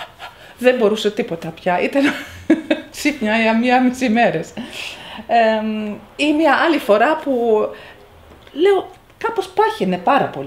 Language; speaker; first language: Greek; non-native, fluent; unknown